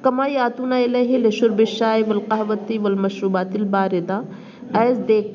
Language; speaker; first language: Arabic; non-native, fluent; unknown